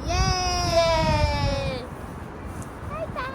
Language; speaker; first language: Japanese; non-native, fluent; Hindi